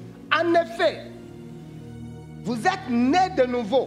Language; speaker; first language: French; non-native, local second language; Fon